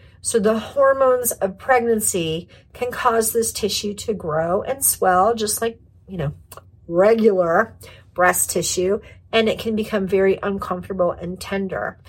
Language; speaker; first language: English; native; English